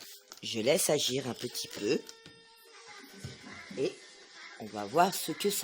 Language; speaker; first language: French; native; French